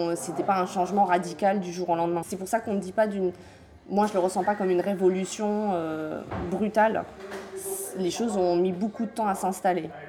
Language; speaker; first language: French; early bilingual, other home language; Polish